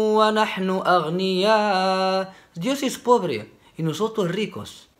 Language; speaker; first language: Spanish; non-native, fluent; Arabic